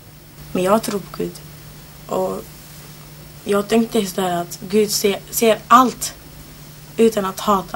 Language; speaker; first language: Swedish; early bilingual, other home language; Arabic